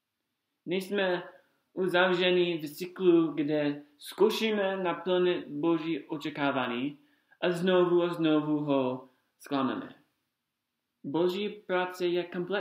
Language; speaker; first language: Czech; non-native, fluent; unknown